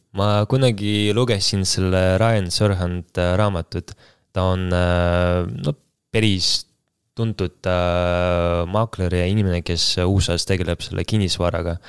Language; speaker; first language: Estonian; non-native, local second language; Russian